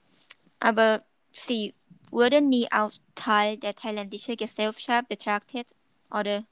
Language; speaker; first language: German; non-native, learner; Thai